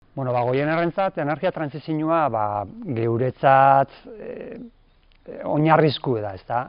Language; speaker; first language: Basque; native; Basque